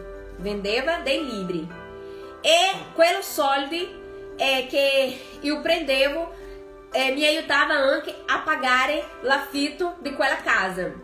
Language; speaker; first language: Italian; non-native, fluent; Portuguese